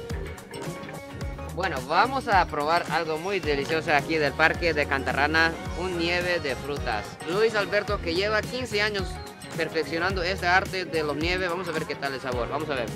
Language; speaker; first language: Spanish; non-native, fluent; Japanese